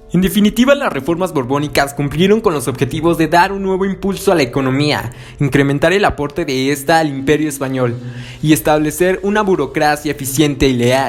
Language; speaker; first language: Spanish; native; Spanish